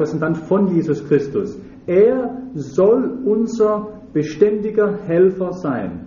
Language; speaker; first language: German; native; German